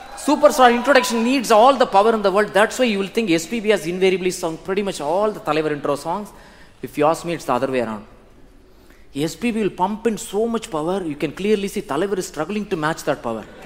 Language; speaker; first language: English; non-native, local second language; Tamil